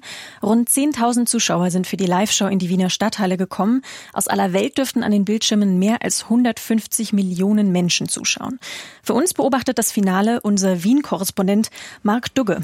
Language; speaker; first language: German; native; German